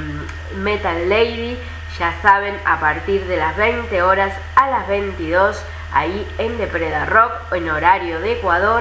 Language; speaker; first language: Spanish; native; Spanish